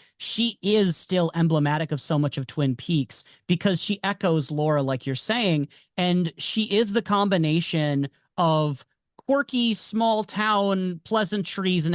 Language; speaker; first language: English; native; English